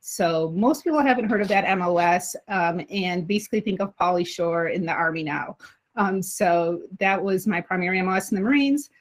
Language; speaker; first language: English; native; English